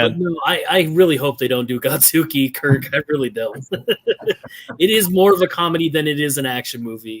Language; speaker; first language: English; native; English